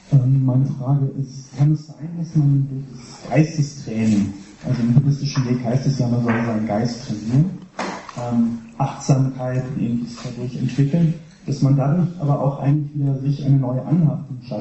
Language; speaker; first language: German; native; German